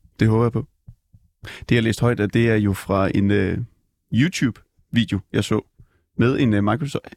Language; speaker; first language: Danish; native; Danish